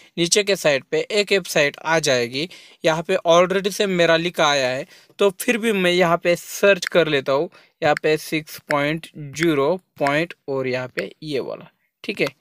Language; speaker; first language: Hindi; non-native, local second language; Marathi